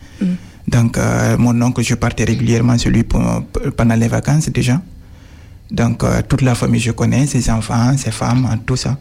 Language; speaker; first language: French; non-native, fluent; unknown